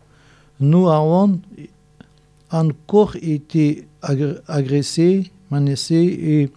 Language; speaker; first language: French; non-native, learner; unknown